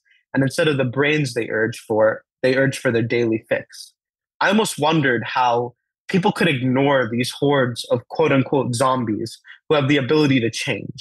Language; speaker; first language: English; early bilingual, other home language; Telugu